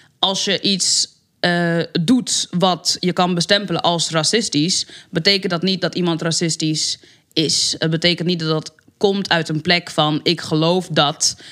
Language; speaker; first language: Dutch; native; Dutch